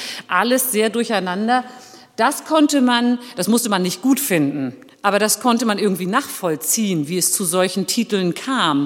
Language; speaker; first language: German; early bilingual, other home language; Turkish